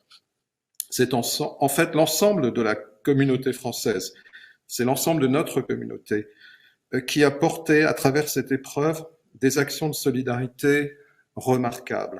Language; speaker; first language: French; native; French